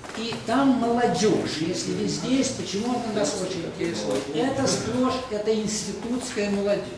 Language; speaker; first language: Russian; native; Russian